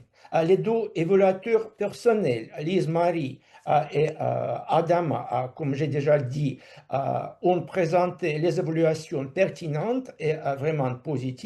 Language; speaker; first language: French; non-native, fluent; Russian